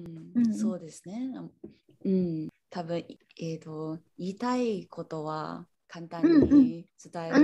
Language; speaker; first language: Japanese; non-native, learner; English